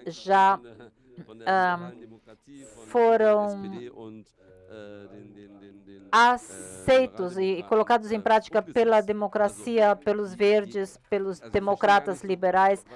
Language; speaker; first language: Portuguese; non-native, learner; German